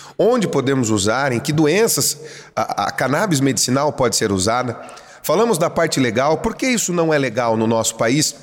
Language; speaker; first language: Portuguese; native; Portuguese